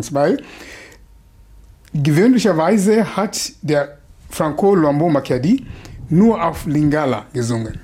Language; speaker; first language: German; non-native, fluent; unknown